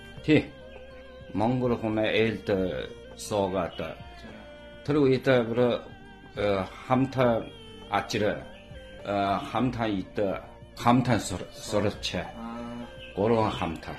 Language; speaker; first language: Mongolian; non-native, local second language; Chinese